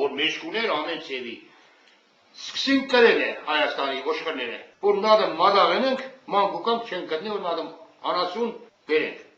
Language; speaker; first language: Armenian; non-native, local second language; Kurdish